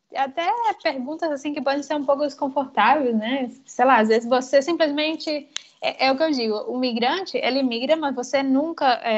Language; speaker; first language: Portuguese; non-native, fluent; Spanish